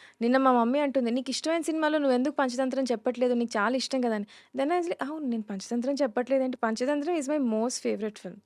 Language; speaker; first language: Telugu; native; Telugu